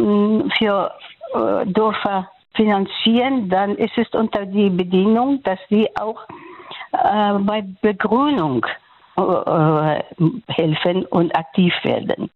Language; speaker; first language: German; non-native, fluent; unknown